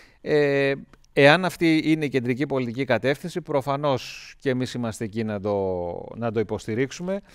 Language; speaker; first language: Greek; native; Greek